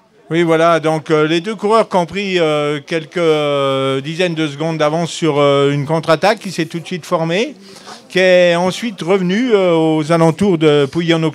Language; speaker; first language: French; native; French